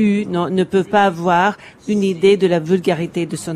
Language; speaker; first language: French; non-native, fluent; English